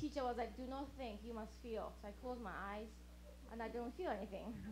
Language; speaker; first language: English; non-native, fluent; Japanese